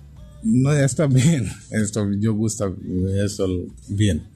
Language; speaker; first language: Spanish; non-native, learner; Bangla